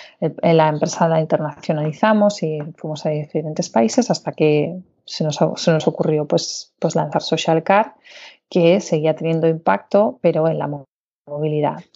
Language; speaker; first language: Spanish; native; Spanish